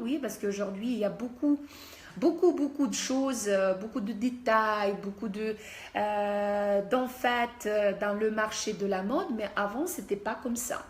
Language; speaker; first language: French; non-native, fluent; Russian